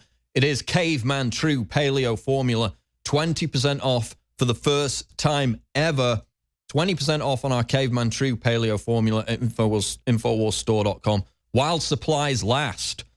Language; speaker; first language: English; native; English